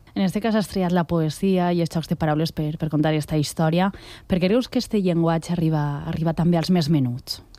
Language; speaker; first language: Catalan; native; Catalan